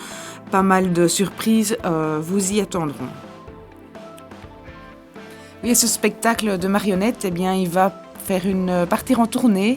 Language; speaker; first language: French; native; French